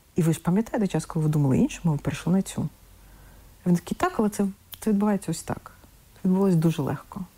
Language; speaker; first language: Ukrainian; non-native, local second language; Russian